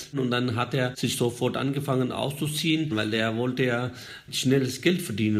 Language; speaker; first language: German; non-native, fluent; Urdu